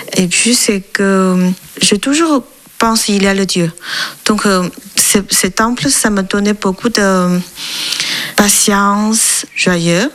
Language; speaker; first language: French; non-native, learner; Chinese